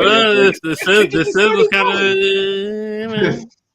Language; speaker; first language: English; native; English